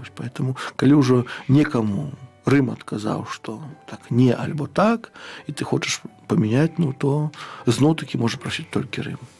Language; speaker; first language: Belarusian; native; Belarusian